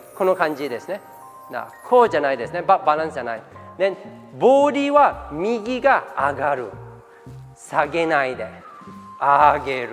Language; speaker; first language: Japanese; non-native, fluent; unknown